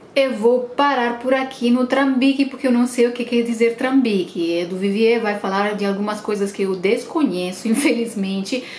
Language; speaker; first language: Portuguese; non-native, fluent; Romanian